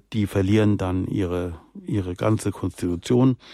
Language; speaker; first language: German; native; German